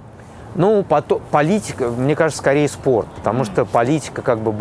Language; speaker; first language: Russian; native; Russian